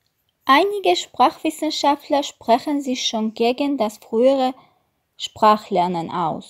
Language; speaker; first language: German; non-native, fluent; Armenian